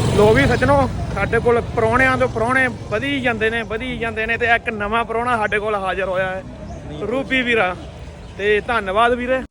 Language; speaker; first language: Punjabi; native; Punjabi